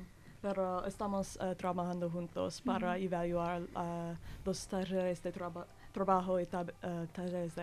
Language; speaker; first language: Spanish; non-native, learner; English